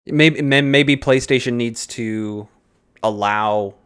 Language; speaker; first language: English; native; English